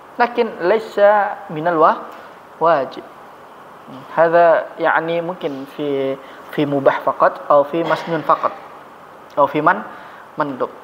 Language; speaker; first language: Arabic; non-native, fluent; Indonesian